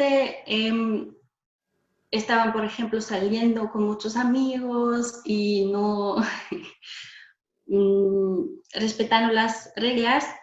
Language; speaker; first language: Spanish; non-native, fluent; German